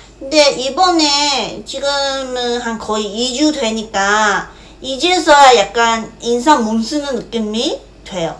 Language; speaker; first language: Korean; non-native, fluent; Chinese